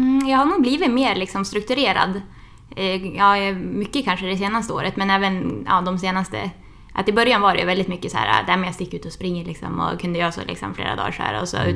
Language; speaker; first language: Swedish; native; Swedish